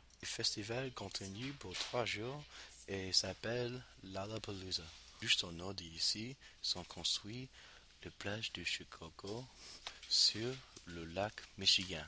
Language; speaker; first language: French; non-native, learner; English